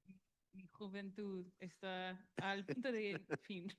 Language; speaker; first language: Spanish; non-native, learner; English